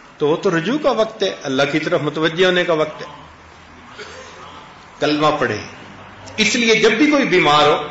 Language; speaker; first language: Urdu; native; Urdu